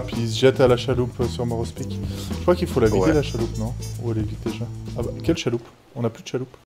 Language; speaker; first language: French; native; French